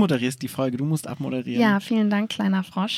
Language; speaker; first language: German; native; German